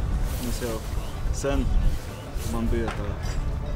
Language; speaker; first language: Latvian; non-native, local second language; Russian